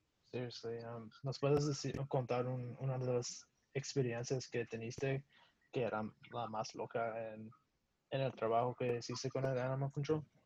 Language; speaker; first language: Spanish; non-native, learner; English